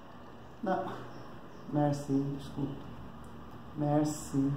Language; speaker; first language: Portuguese; non-native, fluent; Persian